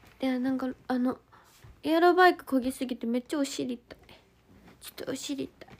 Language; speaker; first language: Japanese; native; Japanese